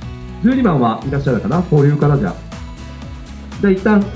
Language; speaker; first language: Japanese; native; Japanese